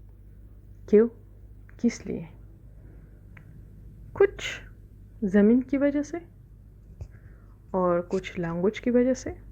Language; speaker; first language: Hindi; non-native, fluent; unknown